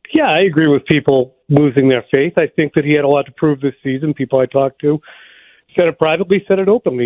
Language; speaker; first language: English; native; English